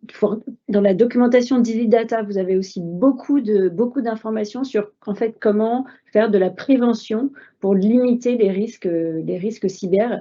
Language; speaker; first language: French; native; French